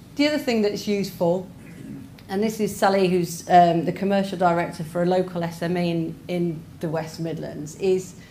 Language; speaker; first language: English; native; English